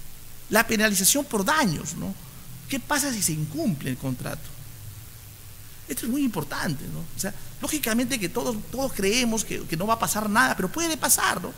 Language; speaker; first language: Spanish; native; Spanish